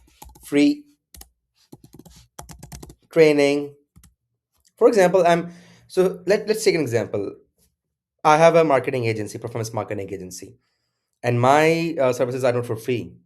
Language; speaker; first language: English; non-native, local second language; Urdu